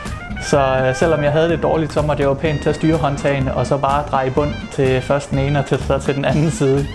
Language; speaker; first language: Danish; native; Danish